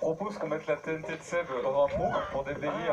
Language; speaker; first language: French; native; French